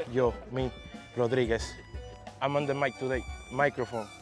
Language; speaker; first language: English; non-native, learner; Spanish